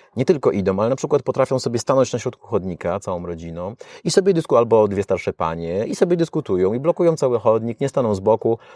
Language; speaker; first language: Polish; native; Polish